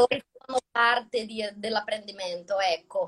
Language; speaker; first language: Italian; non-native, learner; Portuguese